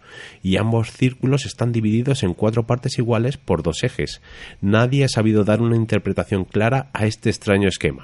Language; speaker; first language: Spanish; native; Spanish